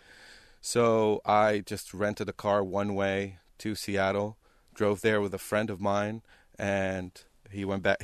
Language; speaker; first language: English; non-native, fluent; Arabic